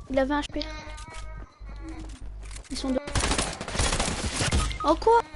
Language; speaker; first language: French; native; French